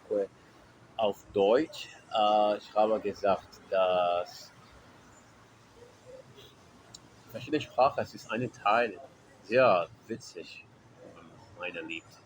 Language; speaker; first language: German; non-native, learner; Portuguese